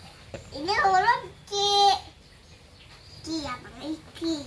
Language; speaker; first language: Indonesian; native; Indonesian